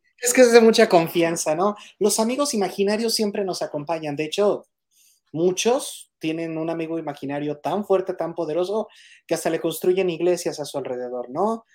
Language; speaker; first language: Spanish; native; Spanish